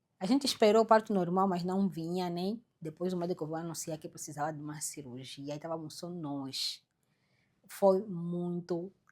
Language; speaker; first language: Portuguese; native; Portuguese